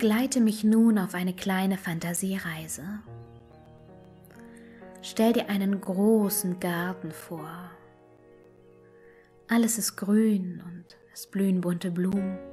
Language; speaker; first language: German; native; German